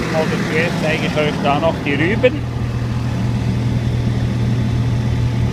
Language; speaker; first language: German; native; German